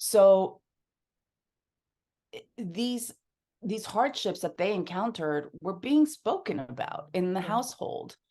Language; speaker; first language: English; early bilingual, other home language; Spanish